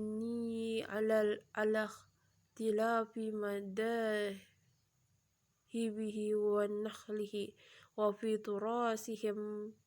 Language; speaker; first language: Arabic; non-native, learner; Indonesian